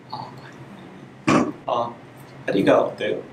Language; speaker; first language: Korean; non-native, learner; Uzbek